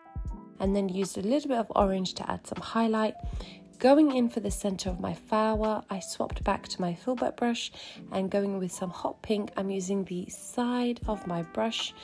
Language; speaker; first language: English; native; English